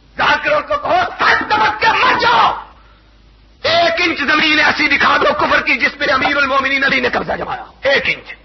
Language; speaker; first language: Urdu; non-native, local second language; Punjabi